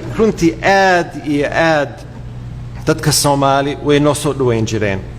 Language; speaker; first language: Somali; non-native, fluent; English